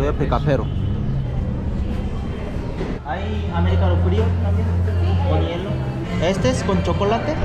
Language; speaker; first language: Spanish; non-native, learner; Korean